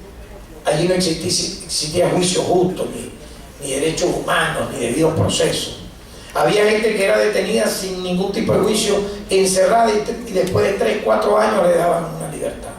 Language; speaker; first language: Spanish; native; Spanish